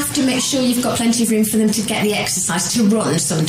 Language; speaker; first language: English; native; English